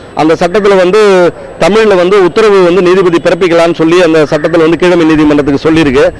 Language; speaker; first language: Tamil; native; Tamil